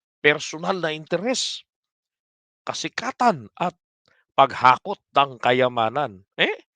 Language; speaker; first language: Filipino; native; Filipino